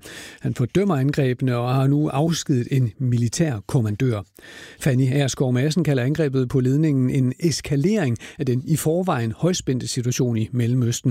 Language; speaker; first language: Danish; native; Danish